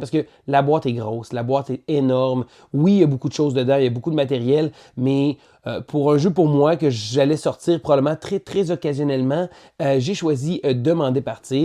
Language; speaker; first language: French; native; French